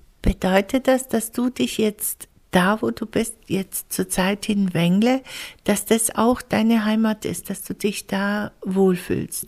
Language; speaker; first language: German; native; German